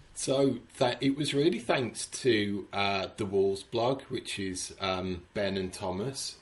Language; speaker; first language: English; native; English